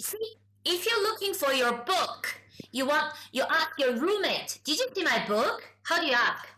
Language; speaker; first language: English; non-native, fluent; Chinese